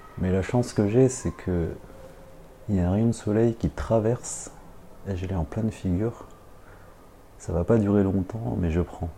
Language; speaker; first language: French; early bilingual, other home language; Khmer